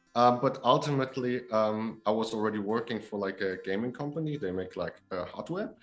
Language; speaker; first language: English; non-native, fluent; Polish